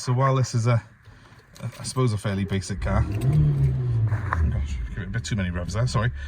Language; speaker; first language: English; native; English